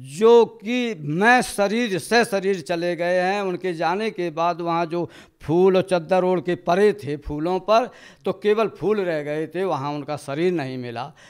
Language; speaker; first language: Hindi; native; Hindi